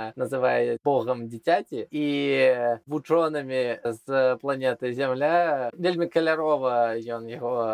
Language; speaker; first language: Belarusian; non-native, local second language; Russian